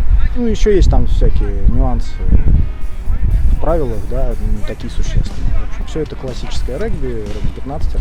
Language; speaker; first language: Russian; native; Russian